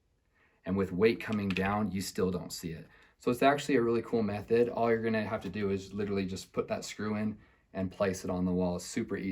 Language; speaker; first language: English; native; English